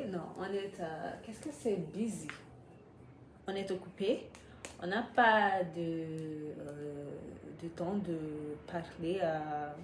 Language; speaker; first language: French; non-native, learner; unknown